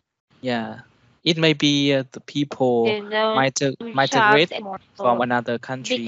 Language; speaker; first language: English; non-native, learner; Vietnamese